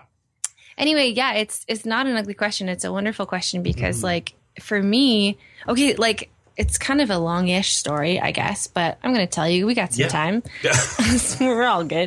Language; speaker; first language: English; native; English